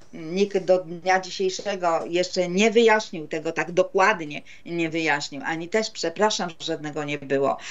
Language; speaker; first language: Polish; native; Polish